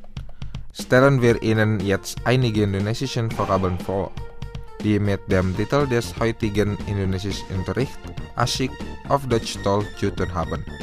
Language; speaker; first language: German; non-native, fluent; Indonesian